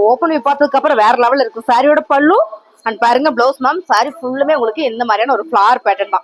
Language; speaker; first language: Tamil; native; Tamil